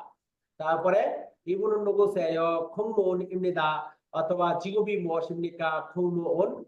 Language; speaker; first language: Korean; non-native, fluent; Bangla